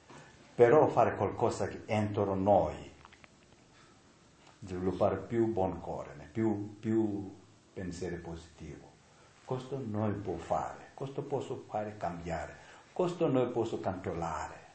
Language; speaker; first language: Italian; non-native, learner; Tibetan